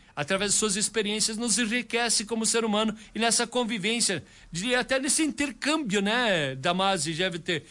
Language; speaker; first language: Portuguese; native; Portuguese